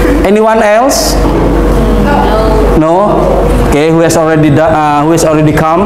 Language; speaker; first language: English; non-native, fluent; Indonesian